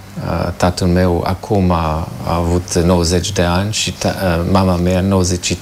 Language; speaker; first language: Romanian; non-native, fluent; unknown